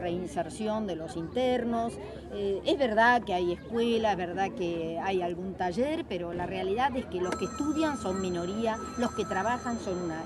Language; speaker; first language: Spanish; native; Spanish